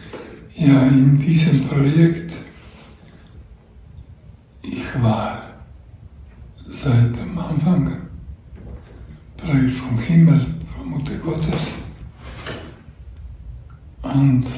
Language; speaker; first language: German; non-native, learner; Croatian